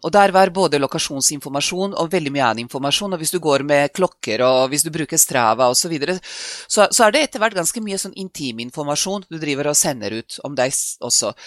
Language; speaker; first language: Norwegian; non-native, fluent; Serbian